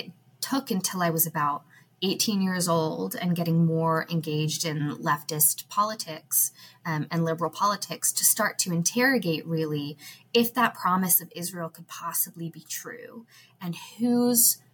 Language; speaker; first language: English; native; English